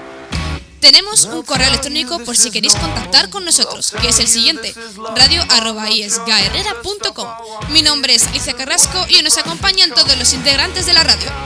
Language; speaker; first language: Spanish; native; Spanish